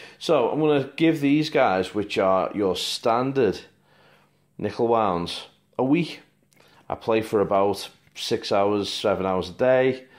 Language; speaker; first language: English; native; English